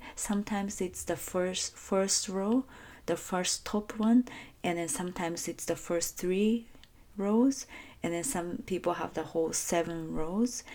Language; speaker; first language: English; non-native, fluent; Japanese